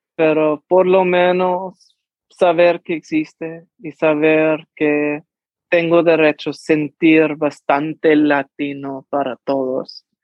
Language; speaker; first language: Spanish; early bilingual, heritage; English